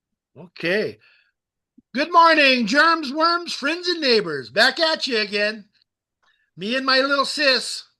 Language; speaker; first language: English; native; English